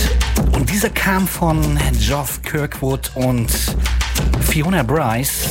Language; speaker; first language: German; native; German